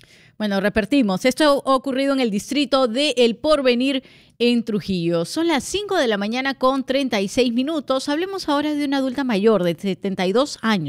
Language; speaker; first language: Spanish; native; Spanish